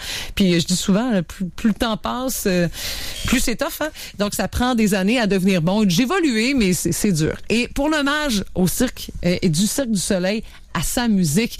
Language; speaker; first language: French; native; French